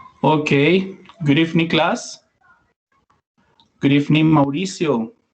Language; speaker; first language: English; non-native, learner; Spanish